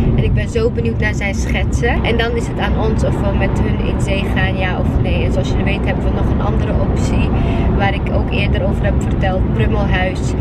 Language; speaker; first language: Dutch; non-native, fluent; Chechen